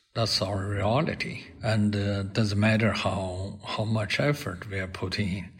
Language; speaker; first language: English; non-native, fluent; Chinese